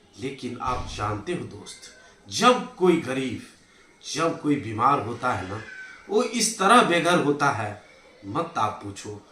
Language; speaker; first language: Hindi; native; Hindi